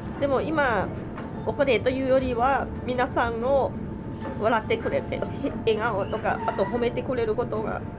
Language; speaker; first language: Japanese; non-native, learner; Thai